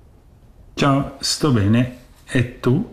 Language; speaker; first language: Italian; non-native, learner; German